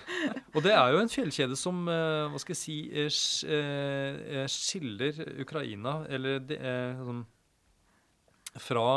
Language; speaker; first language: Norwegian; native; Norwegian